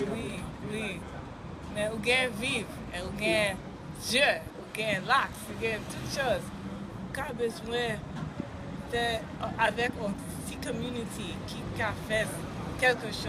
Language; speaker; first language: Haitian Creole; early bilingual, heritage; English